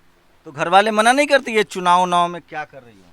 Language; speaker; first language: Hindi; native; Hindi